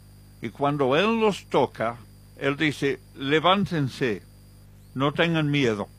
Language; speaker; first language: Spanish; non-native, fluent; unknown